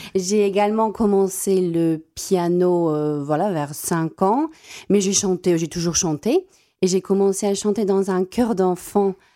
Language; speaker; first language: French; non-native, fluent; Afrikaans